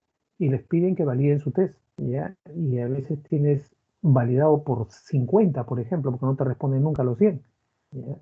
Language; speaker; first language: Spanish; native; Spanish